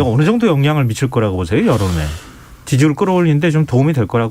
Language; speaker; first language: Korean; native; Korean